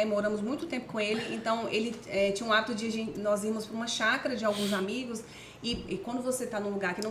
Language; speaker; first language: Portuguese; native; Portuguese